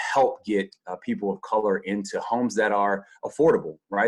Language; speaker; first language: English; native; English